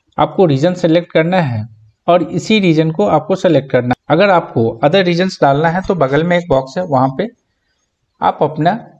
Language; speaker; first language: Hindi; native; Hindi